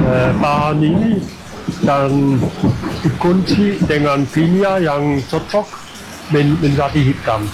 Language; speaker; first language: Indonesian; non-native, fluent; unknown